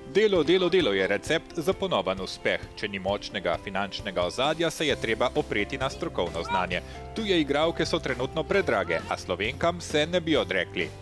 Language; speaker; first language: Slovenian; native; Slovenian